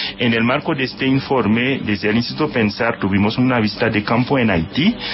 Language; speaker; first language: Spanish; non-native, fluent; Haitian Creole